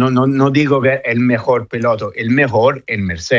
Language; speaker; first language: Spanish; non-native, fluent; Italian